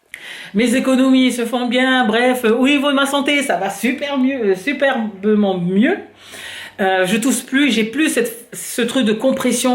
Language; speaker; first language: French; native; French